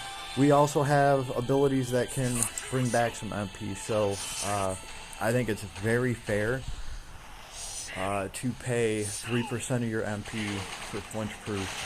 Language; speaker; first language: English; native; English